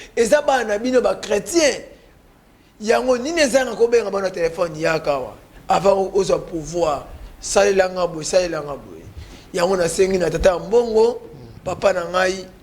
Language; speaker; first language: Lingala; non-native, local second language; Kongo